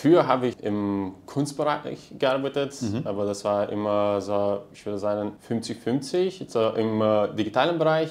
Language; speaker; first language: German; non-native, fluent; Lithuanian